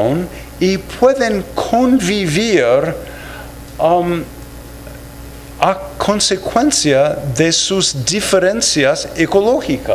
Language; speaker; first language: Spanish; non-native, fluent; English